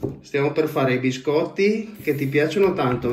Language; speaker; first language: Italian; native; Italian